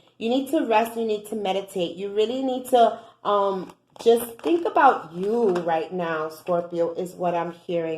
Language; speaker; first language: English; native; English